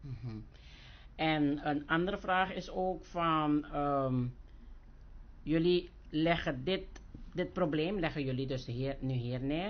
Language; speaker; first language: Dutch; native; Dutch